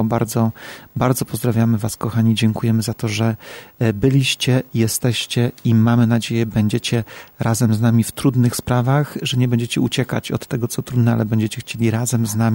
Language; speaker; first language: Polish; native; Polish